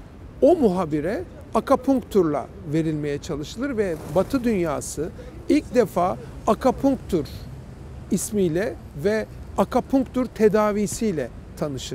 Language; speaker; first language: Turkish; native; Turkish